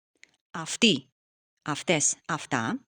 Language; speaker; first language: Greek; non-native, fluent; Russian